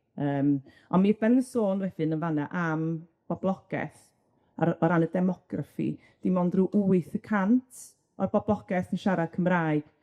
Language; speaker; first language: Welsh; native; Welsh